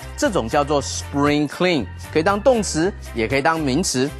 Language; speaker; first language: Chinese; native; Chinese